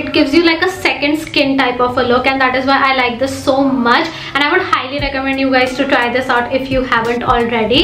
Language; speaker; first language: English; non-native, local second language; Hindi